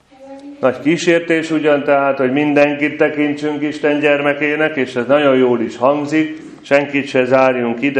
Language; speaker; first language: Hungarian; native; Hungarian